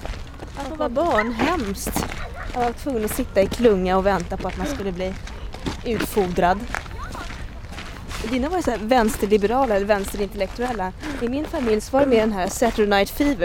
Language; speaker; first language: Swedish; native; Swedish